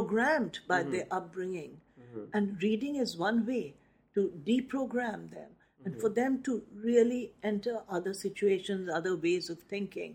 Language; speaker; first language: English; non-native, local second language; Hindi